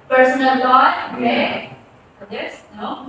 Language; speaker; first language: English; non-native, fluent; Indonesian